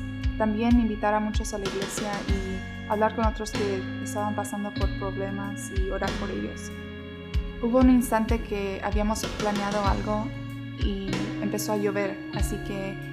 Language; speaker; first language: Spanish; early bilingual, heritage; Spanish